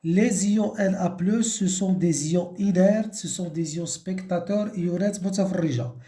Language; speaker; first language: French; non-native, local second language; Arabic